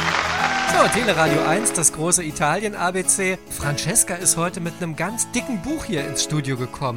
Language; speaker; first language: German; native; German